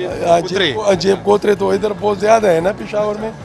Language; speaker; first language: Hindi; non-native, local second language; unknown